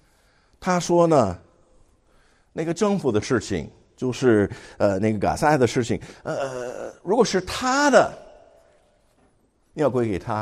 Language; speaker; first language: Chinese; non-native, fluent; English